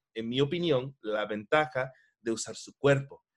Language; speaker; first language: Spanish; early bilingual, heritage; Spanish